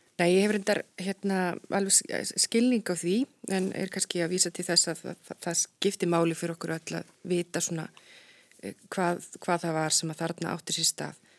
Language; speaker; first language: Icelandic; native; Icelandic